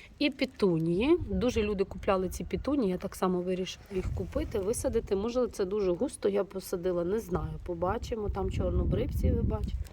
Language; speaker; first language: Ukrainian; native; Ukrainian